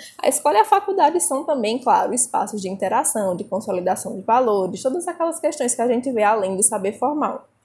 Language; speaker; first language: Portuguese; native; Portuguese